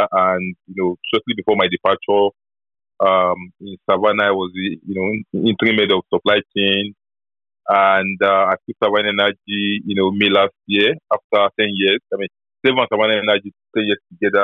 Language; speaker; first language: English; non-native, local second language; Yoruba